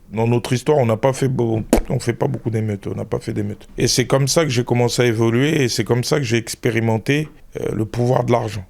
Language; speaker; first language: French; early bilingual, other home language; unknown